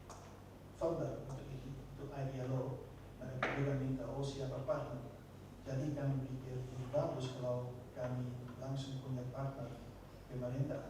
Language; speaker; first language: Indonesian; non-native, fluent; Dutch